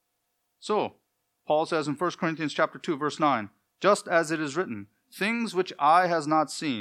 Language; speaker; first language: English; native; English